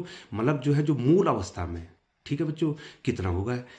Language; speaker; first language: Hindi; native; Hindi